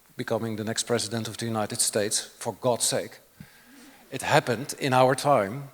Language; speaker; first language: English; non-native, fluent; Dutch